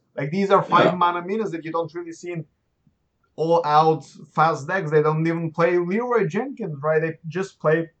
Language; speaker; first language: English; non-native, fluent; Bulgarian